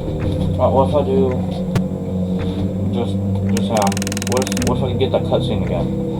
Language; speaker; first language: English; native; English